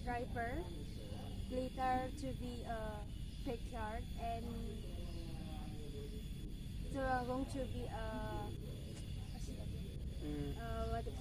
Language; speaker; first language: English; non-native, learner; Indonesian